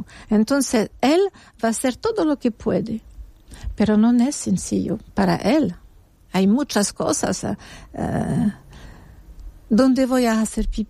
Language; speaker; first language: Spanish; non-native, fluent; French